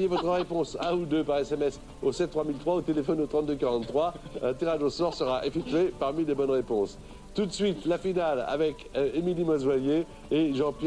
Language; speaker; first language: French; native; French